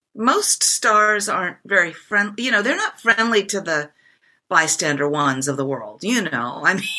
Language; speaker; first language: English; non-native, fluent; Japanese